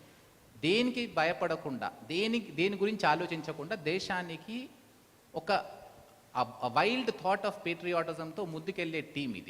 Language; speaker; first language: Telugu; native; Telugu